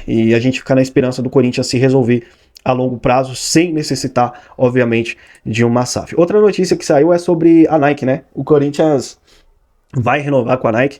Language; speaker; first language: Portuguese; native; Portuguese